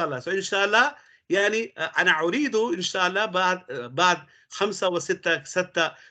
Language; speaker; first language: Arabic; non-native, learner; Urdu